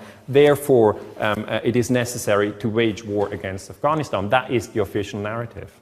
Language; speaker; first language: English; non-native, fluent; German